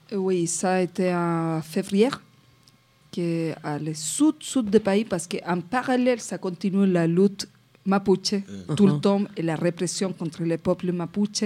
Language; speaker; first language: French; non-native, fluent; Spanish